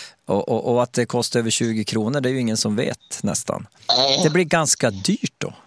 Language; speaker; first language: Swedish; native; Swedish